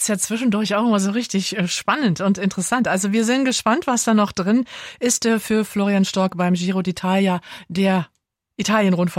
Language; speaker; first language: German; native; German